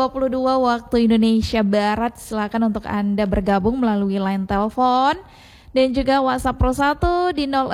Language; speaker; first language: Indonesian; native; Indonesian